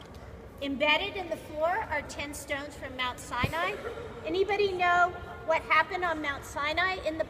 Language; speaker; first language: English; native; English